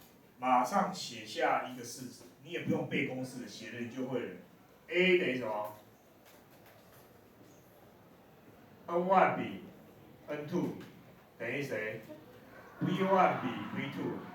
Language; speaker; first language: Chinese; native; Chinese